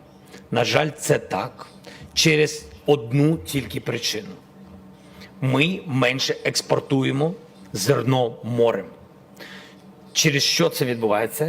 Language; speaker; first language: Ukrainian; non-native, local second language; Russian